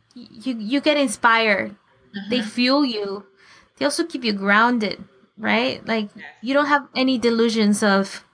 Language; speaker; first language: English; non-native, fluent; Spanish